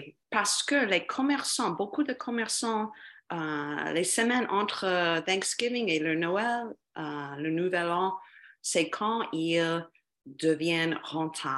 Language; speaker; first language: French; non-native, fluent; English